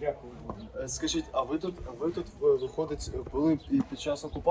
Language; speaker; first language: Ukrainian; native; Ukrainian